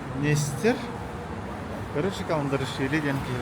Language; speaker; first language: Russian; non-native, local second language; Yakut